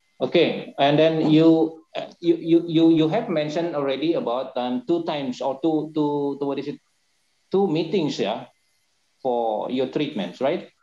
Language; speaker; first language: English; non-native, fluent; Indonesian